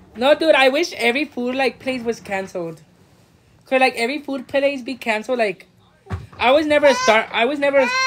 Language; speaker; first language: English; native; English